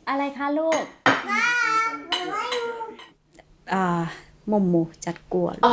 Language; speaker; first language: Finnish; non-native, learner; Thai